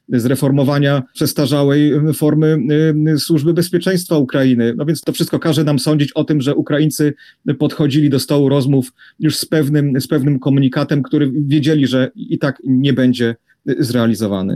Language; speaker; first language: Polish; native; Polish